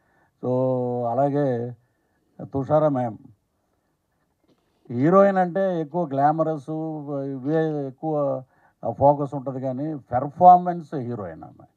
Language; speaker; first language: Telugu; native; Telugu